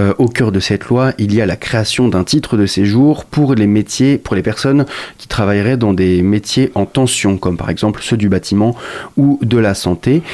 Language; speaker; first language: French; native; French